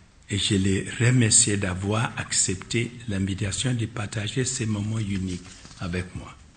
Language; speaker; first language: French; non-native, fluent; Akan